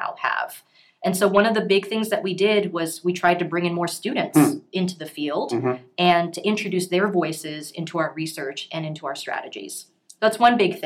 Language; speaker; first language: English; native; English